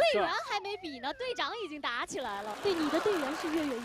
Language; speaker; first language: Chinese; native; Chinese